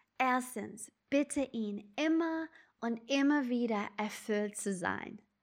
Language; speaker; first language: German; non-native, fluent; English